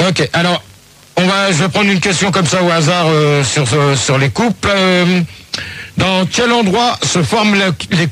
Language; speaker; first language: French; native; French